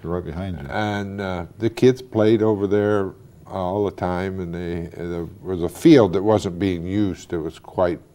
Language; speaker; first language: English; native; English